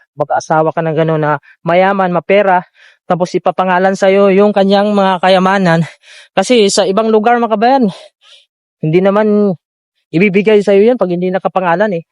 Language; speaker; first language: Filipino; native; Filipino